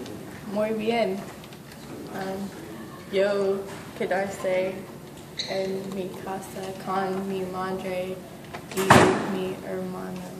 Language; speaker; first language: Spanish; non-native, learner; English